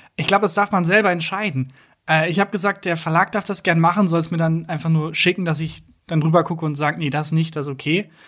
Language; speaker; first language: German; native; German